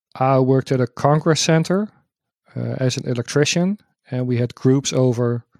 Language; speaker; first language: English; non-native, fluent; Dutch